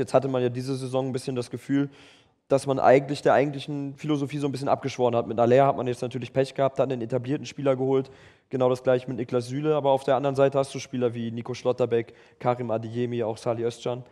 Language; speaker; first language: German; native; German